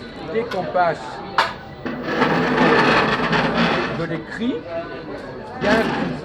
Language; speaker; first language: French; native; French